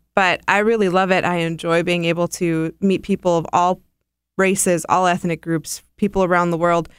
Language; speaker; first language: English; native; English